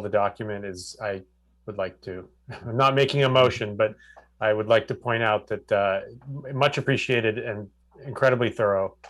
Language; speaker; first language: English; native; English